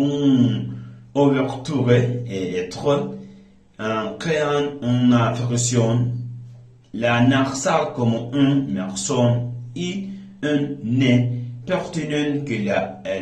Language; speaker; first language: French; non-native, learner; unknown